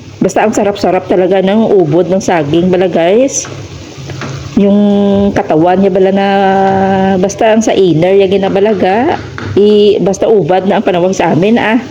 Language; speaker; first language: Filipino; non-native, local second language; Hiligaynon